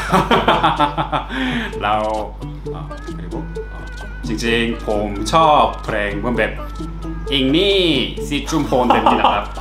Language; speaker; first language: Thai; non-native, fluent; Korean